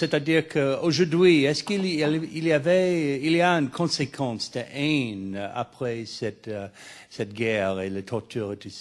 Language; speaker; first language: French; non-native, fluent; English